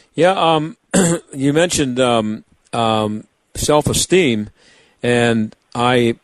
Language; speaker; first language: English; native; English